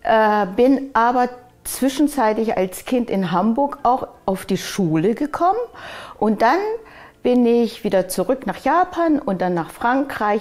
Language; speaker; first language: German; early bilingual, other home language; Japanese